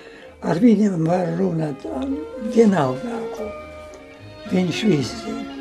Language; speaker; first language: Latvian; non-native, learner; Russian